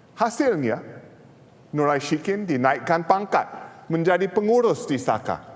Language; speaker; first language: Malay; non-native, local second language; English